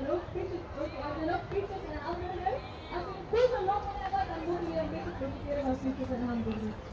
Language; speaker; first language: Dutch; non-native, learner; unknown